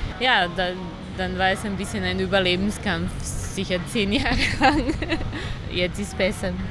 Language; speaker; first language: German; non-native, fluent; Serbian